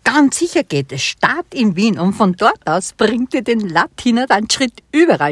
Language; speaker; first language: German; native; German